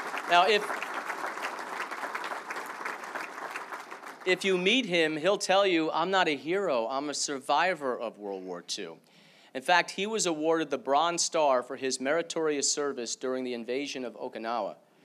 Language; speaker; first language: English; native; English